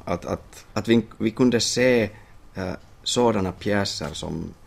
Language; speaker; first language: Swedish; non-native, local second language; Finnish